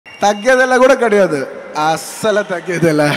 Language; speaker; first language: Tamil; non-native, local second language; Telugu